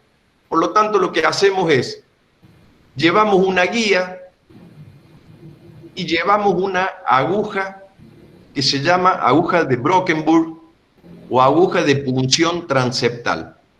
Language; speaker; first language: Spanish; native; Spanish